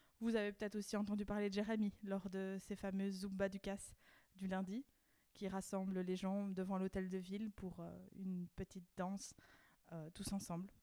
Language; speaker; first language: French; native; French